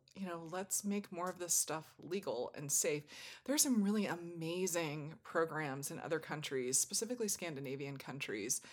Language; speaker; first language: English; native; English